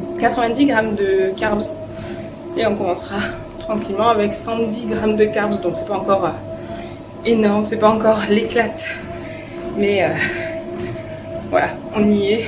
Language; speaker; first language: French; native; French